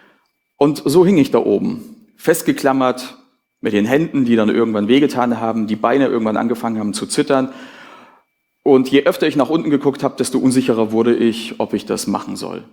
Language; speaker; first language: German; native; German